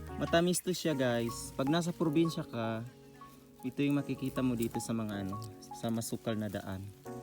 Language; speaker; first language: Filipino; non-native, local second language; Maguindanaon